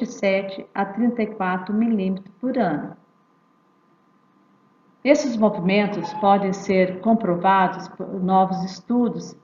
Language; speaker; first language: Portuguese; native; Portuguese